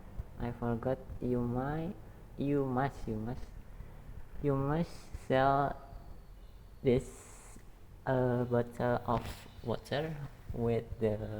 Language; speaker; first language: English; non-native, learner; Indonesian